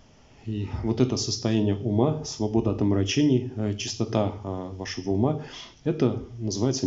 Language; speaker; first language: Russian; native; Russian